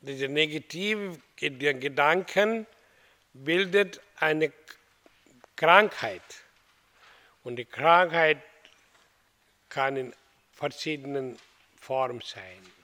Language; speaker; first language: German; non-native, learner; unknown